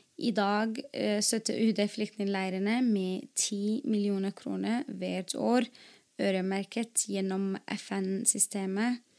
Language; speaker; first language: Norwegian; non-native, fluent; Arabic